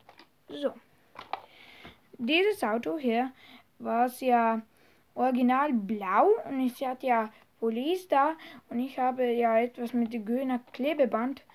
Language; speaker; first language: German; non-native, learner; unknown